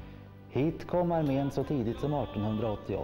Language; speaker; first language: Swedish; native; Swedish